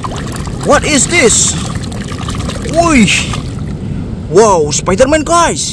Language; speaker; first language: English; non-native, learner; Indonesian